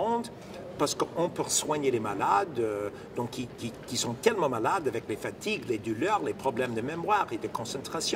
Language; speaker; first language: French; non-native, fluent; English